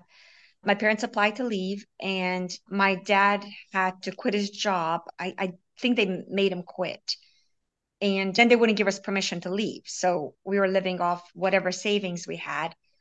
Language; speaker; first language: English; early bilingual, other home language; Romanian